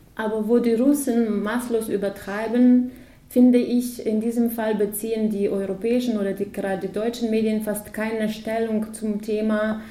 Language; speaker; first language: German; non-native, fluent; Ukrainian